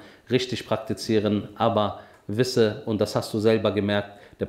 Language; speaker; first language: German; native; German